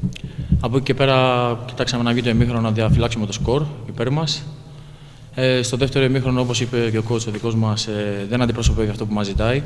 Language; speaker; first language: Greek; native; Greek